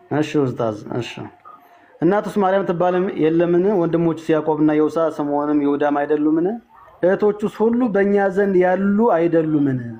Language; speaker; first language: Amharic; native; Amharic